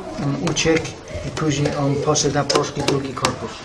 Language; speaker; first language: Polish; early bilingual, heritage; English